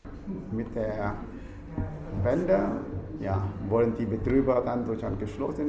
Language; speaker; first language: German; non-native, fluent; Vietnamese